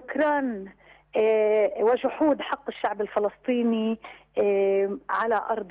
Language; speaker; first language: Arabic; native; Arabic